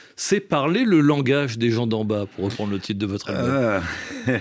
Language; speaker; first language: French; native; French